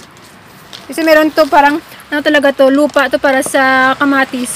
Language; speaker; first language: Filipino; non-native, local second language; Hiligaynon